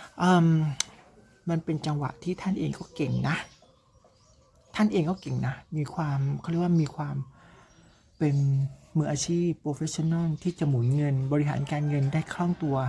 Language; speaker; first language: Thai; native; Thai